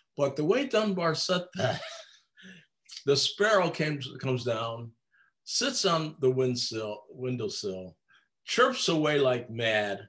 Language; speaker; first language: English; native; English